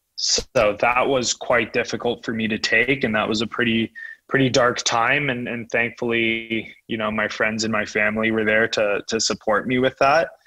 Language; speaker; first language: English; native; English